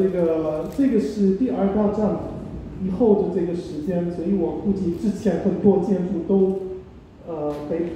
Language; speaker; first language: Chinese; non-native, fluent; German